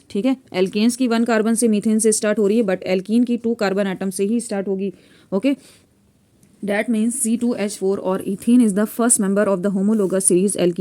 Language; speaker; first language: Hindi; native; Hindi